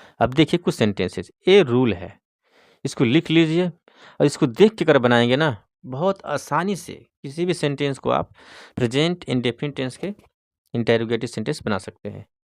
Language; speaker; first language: Hindi; native; Hindi